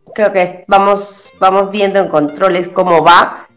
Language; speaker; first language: Spanish; native; Spanish